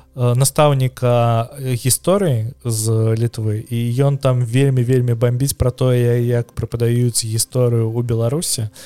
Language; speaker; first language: Belarusian; non-native, local second language; Russian